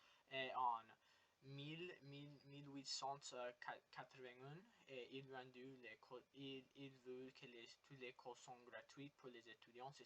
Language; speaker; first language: French; non-native, learner; English